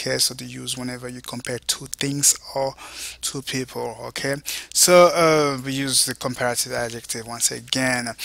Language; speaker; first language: English; non-native, fluent; French